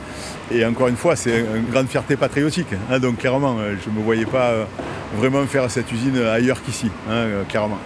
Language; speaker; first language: French; native; French